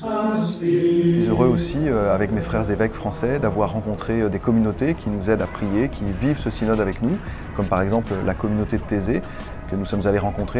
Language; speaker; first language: French; native; French